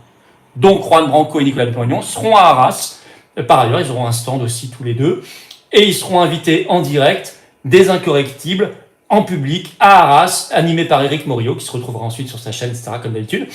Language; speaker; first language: French; native; French